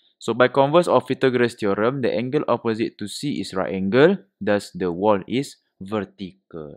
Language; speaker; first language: English; non-native, local second language; Malay